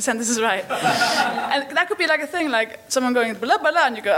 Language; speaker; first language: English; non-native, fluent; Danish